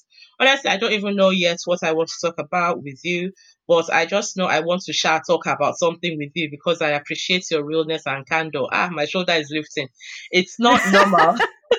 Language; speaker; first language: English; non-native, local second language; Yoruba